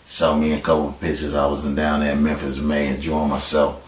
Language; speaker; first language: English; native; English